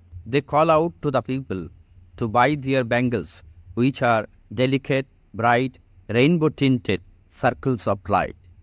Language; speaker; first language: English; non-native, local second language; Bangla